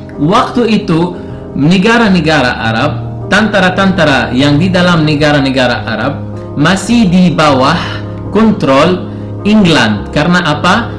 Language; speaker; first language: Indonesian; non-native, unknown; Arabic